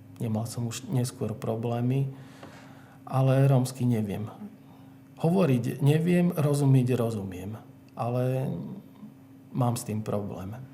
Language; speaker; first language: Slovak; non-native, local second language; Hungarian